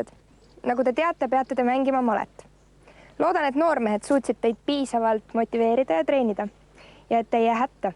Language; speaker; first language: Estonian; native; Estonian